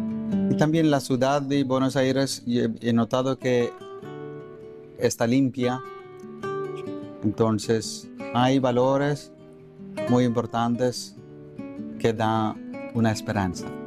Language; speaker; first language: Spanish; non-native, fluent; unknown